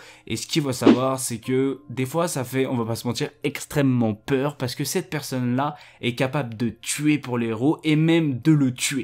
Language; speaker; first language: French; native; French